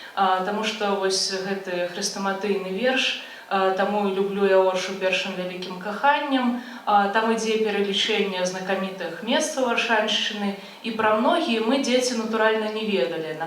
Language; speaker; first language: Belarusian; native; Belarusian